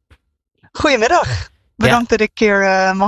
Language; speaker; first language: Dutch; non-native, fluent; English